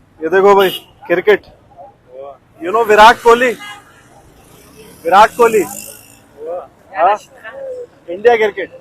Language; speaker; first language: Hindi; native; Hindi